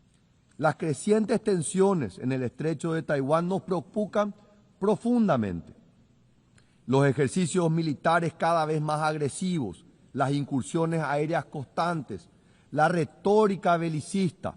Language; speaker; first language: Spanish; native; Spanish